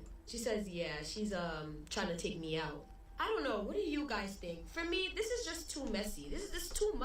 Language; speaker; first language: English; native; English